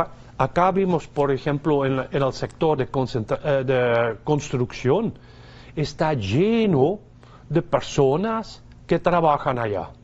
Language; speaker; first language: Spanish; non-native, fluent; Dutch